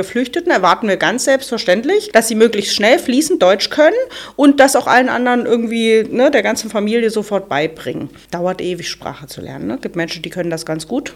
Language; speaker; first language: German; native; German